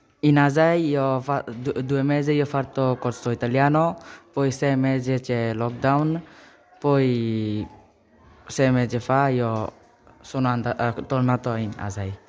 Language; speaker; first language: Italian; non-native, learner; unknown